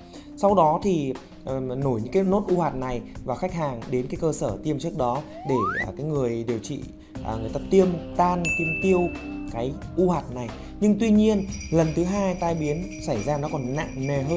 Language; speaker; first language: Vietnamese; native; Vietnamese